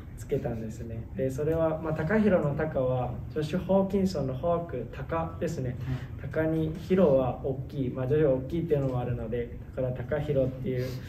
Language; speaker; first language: Japanese; native; Japanese